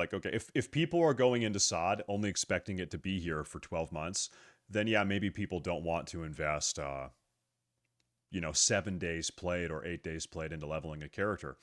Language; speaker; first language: English; native; English